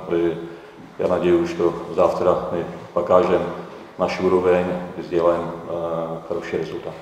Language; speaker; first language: Russian; non-native, fluent; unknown